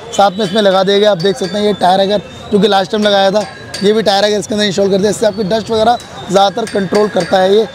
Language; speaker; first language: Hindi; native; Hindi